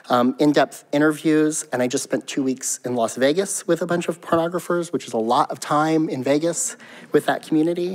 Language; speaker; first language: English; native; English